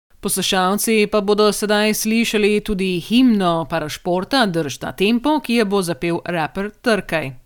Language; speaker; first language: Slovenian; early bilingual, heritage; Slovenian